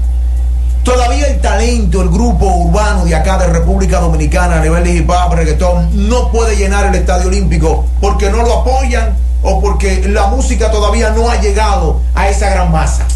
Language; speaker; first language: Spanish; native; Spanish